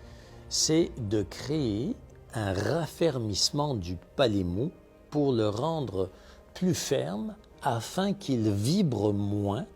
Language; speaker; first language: French; native; French